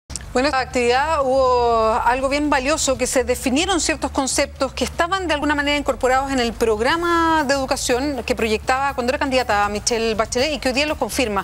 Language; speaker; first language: Spanish; native; Spanish